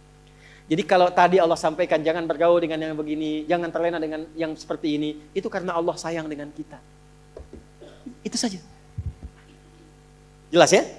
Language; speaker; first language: Indonesian; native; Indonesian